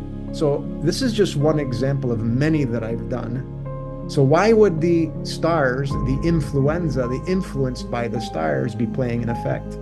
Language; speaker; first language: English; native; English